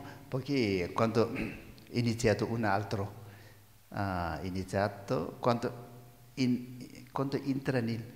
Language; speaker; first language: Italian; non-native, learner; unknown